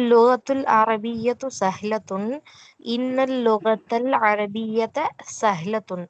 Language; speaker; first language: Arabic; non-native, learner; Tamil